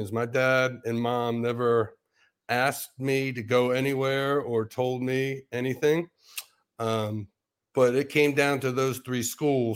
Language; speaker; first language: English; native; English